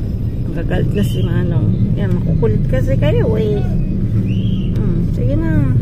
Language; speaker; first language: Filipino; native; Filipino